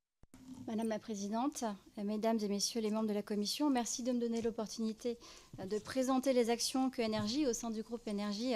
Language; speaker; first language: French; native; French